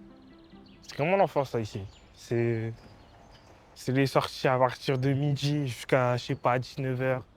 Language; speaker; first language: French; native; French